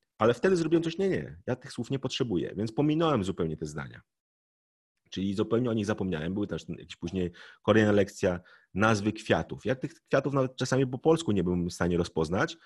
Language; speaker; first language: Polish; native; Polish